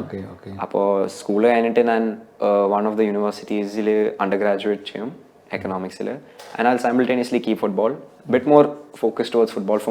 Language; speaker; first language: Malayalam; early bilingual, heritage; Malayalam